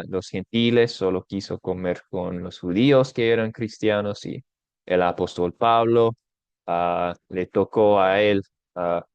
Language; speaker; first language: Spanish; non-native, fluent; English